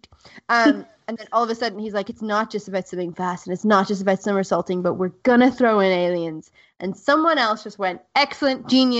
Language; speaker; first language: English; native; English